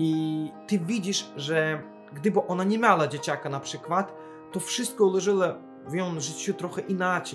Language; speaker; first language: Polish; non-native, fluent; Azerbaijani